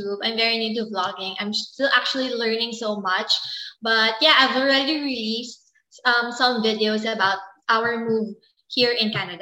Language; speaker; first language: English; non-native, local second language; Filipino